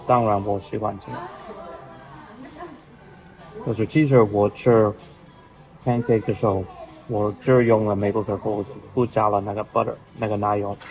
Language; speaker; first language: Chinese; non-native, learner; English